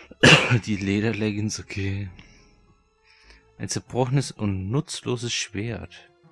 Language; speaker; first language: German; native; German